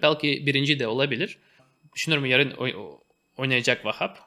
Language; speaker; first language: Turkish; non-native, fluent; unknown